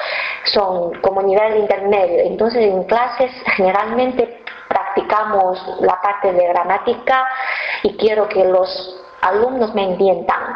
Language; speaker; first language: Spanish; non-native, fluent; Chinese